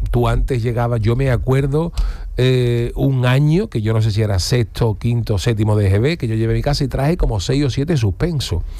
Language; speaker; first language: Spanish; native; Spanish